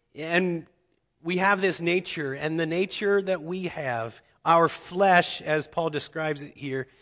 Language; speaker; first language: English; native; English